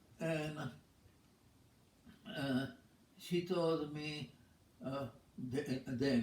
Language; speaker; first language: English; non-native, fluent; Czech